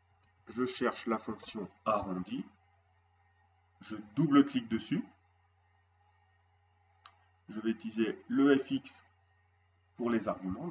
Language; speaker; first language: French; native; French